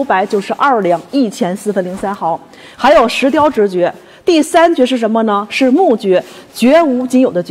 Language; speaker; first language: Chinese; native; Chinese